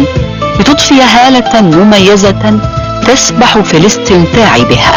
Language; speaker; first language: Arabic; native; Arabic